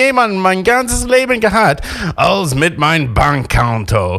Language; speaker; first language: German; non-native, fluent; English